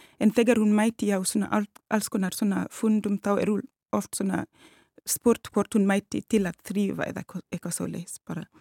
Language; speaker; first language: Icelandic; non-native, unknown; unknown